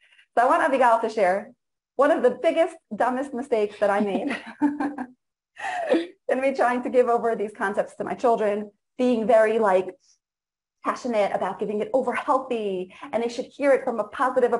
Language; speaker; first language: English; non-native, fluent; Hebrew